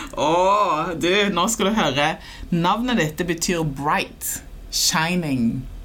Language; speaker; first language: Norwegian; early bilingual, other home language; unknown